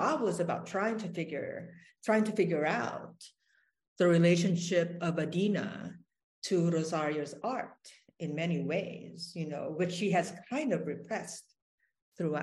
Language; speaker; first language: English; non-native, local second language; Waray